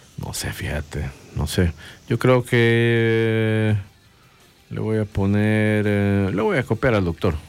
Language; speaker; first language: Spanish; native; Spanish